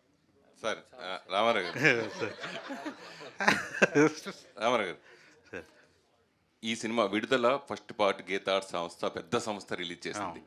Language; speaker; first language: Telugu; native; Telugu